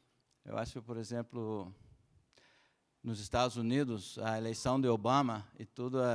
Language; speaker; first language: Portuguese; non-native, fluent; Spanish